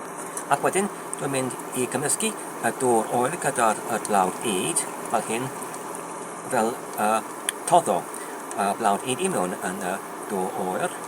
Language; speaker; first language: Welsh; non-native, learner; English